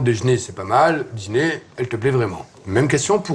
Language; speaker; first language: French; native; French